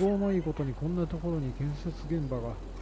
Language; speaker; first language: Japanese; native; Japanese